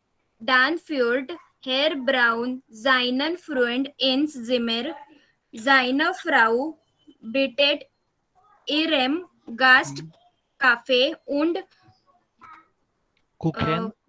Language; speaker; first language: German; non-native, learner; Marathi